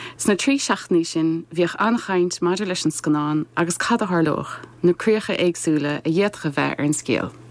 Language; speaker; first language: Irish; native; Irish